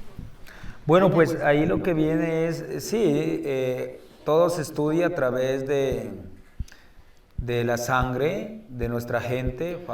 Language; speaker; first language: Spanish; native; Spanish